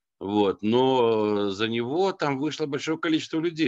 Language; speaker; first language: Russian; non-native, learner; Dutch